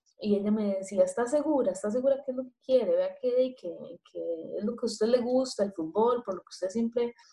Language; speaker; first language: Spanish; native; Spanish